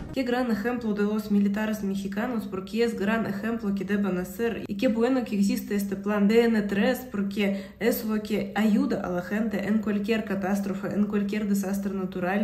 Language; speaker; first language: Spanish; non-native, fluent; Russian